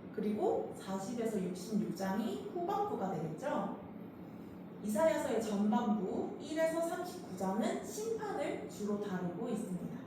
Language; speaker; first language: Korean; native; Korean